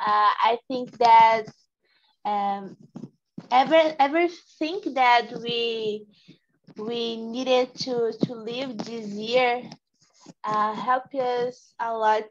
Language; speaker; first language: English; non-native, learner; Portuguese